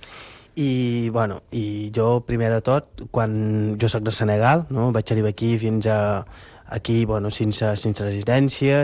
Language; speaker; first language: Catalan; non-native, fluent; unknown